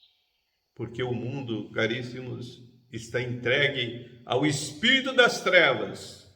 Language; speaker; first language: Portuguese; native; Portuguese